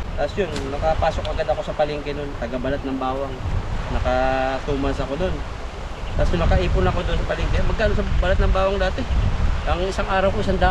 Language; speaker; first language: Filipino; native; Filipino